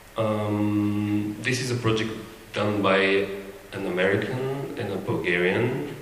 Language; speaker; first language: English; non-native, fluent; Bulgarian